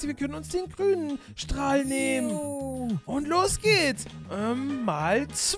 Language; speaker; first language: German; native; German